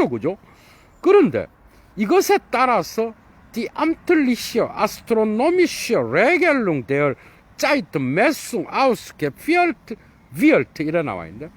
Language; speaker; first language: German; non-native, fluent; Korean